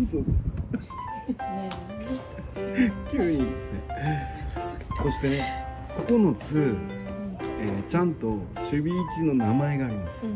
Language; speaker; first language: Japanese; native; Japanese